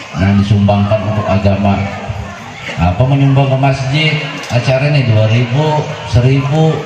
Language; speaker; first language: Indonesian; native; Indonesian